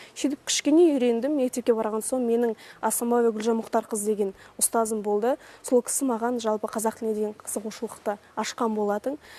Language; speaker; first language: Kazakh; non-native, local second language; Russian